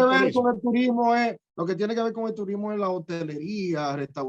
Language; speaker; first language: Spanish; native; Spanish